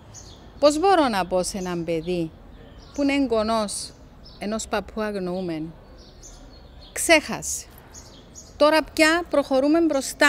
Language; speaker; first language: Greek; native; Greek